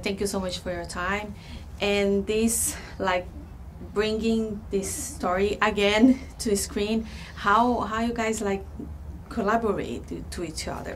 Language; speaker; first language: English; non-native, learner; Portuguese